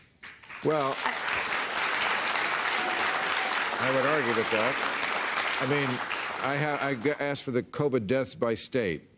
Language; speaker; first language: English; native; English